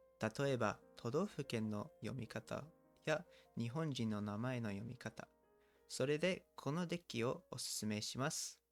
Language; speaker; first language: Japanese; non-native, learner; English